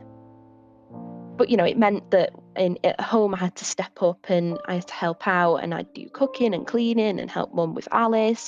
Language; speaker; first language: English; native; English